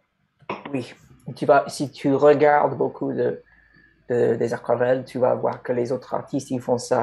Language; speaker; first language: French; non-native, fluent; English